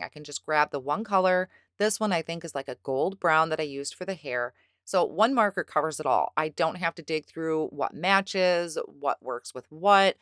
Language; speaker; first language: English; native; English